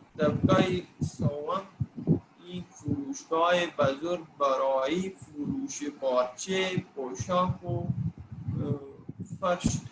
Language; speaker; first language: Persian; non-native, learner; Urdu